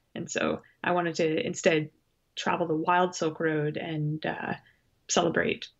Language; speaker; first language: English; native; English